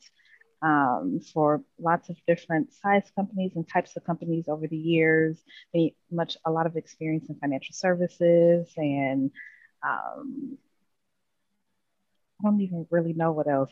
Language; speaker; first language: English; native; English